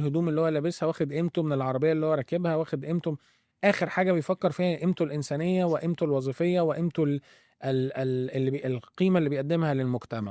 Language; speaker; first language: Arabic; native; Arabic